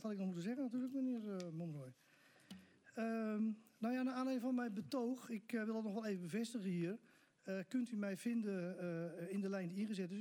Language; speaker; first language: Dutch; native; Dutch